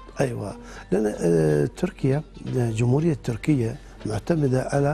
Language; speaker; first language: Arabic; non-native, fluent; Turkish